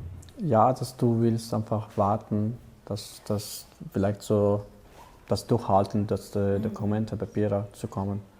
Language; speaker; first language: German; non-native, learner; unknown